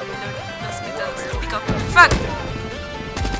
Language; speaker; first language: Spanish; native; Spanish